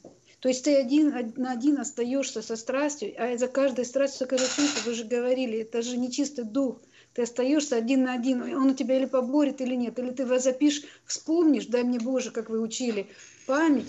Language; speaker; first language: Russian; native; Russian